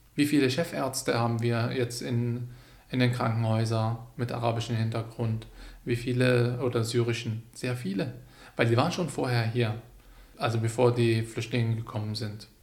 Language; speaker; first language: German; non-native, fluent; Arabic